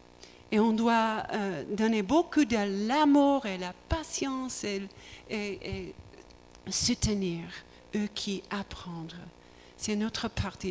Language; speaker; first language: French; non-native, learner; English